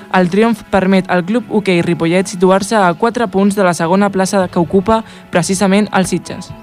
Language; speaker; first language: Catalan; native; Catalan